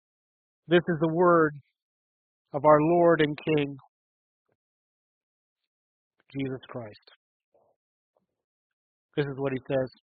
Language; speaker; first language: English; native; English